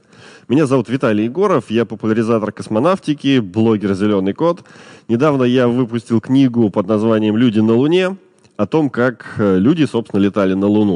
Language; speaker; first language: Russian; native; Russian